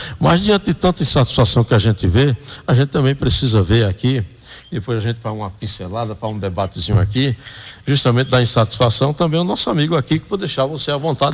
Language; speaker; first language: Portuguese; native; Portuguese